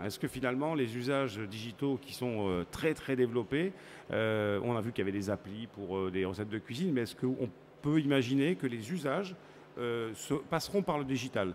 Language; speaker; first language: French; native; French